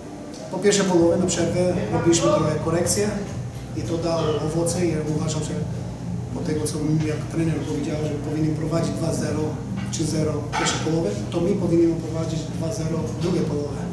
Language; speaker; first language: Polish; non-native, learner; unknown